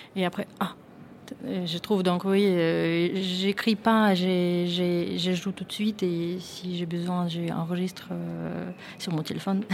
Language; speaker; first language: French; non-native, fluent; Russian